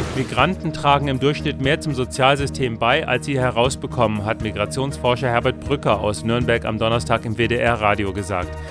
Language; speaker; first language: German; native; German